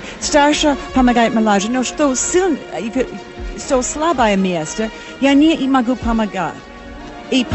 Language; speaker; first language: Russian; non-native, learner; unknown